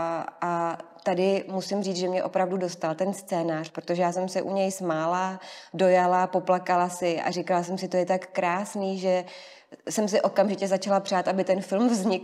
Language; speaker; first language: Czech; native; Czech